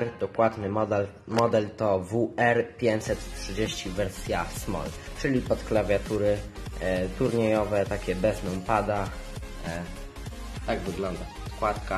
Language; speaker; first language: Polish; native; Polish